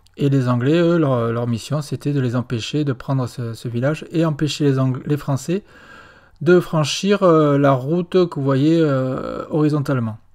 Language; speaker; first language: French; native; French